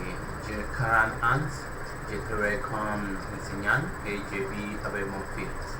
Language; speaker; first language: French; non-native, learner; Spanish